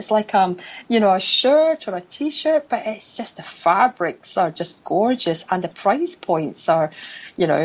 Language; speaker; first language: English; native; English